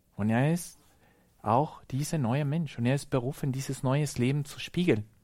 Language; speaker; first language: German; non-native, fluent; Spanish